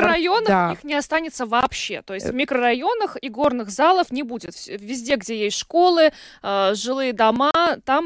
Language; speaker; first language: Russian; native; Russian